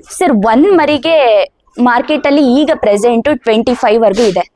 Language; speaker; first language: Kannada; native; Kannada